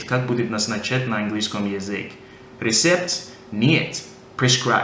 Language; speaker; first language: Russian; non-native, fluent; English